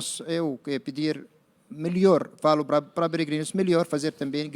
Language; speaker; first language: Portuguese; non-native, learner; Arabic